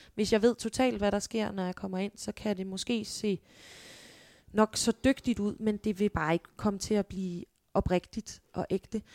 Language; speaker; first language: Danish; native; Danish